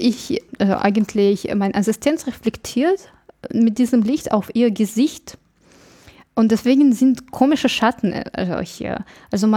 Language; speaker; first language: German; non-native, fluent; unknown